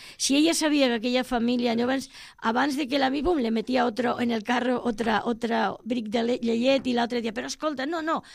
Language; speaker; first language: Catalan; non-native, local second language; Spanish